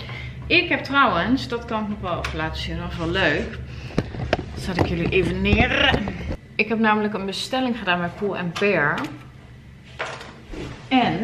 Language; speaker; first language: Dutch; native; Dutch